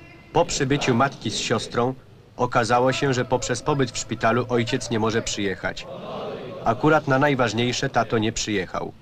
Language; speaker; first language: Polish; native; Polish